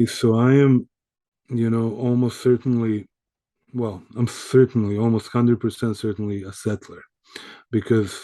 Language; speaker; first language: English; early bilingual, other home language; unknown